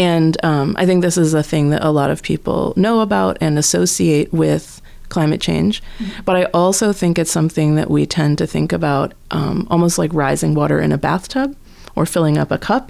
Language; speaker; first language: English; native; English